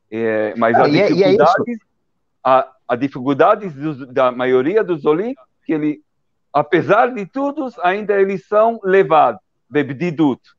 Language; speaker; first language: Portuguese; early bilingual, heritage; Portuguese